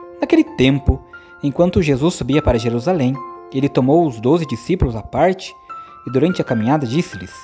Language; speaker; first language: Portuguese; native; Portuguese